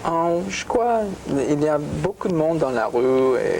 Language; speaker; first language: French; non-native, fluent; English